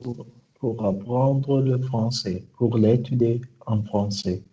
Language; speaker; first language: French; non-native, learner; Arabic